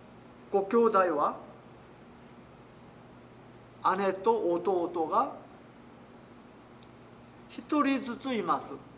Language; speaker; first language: Japanese; non-native, fluent; Korean